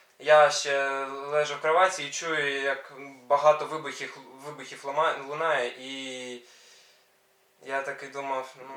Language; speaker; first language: Ukrainian; non-native, local second language; Russian